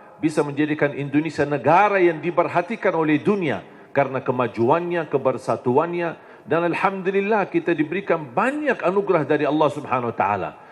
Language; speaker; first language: Indonesian; non-native, fluent; Arabic